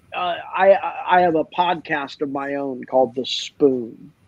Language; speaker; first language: English; native; English